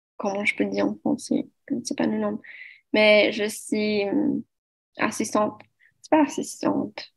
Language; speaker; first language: French; non-native, learner; Portuguese